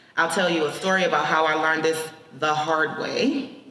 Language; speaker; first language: English; native; English